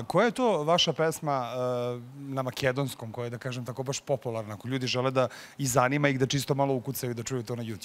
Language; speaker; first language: Serbian; native; Serbian